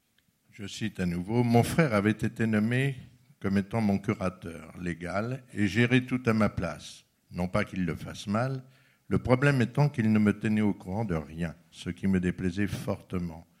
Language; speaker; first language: French; native; French